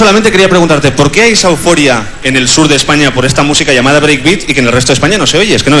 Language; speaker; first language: Spanish; native; Spanish